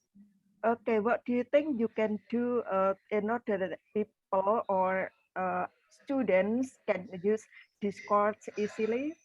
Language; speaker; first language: English; non-native, fluent; Indonesian